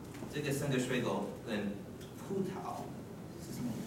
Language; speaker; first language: Chinese; non-native, learner; English